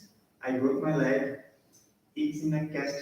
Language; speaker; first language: English; non-native, learner; Portuguese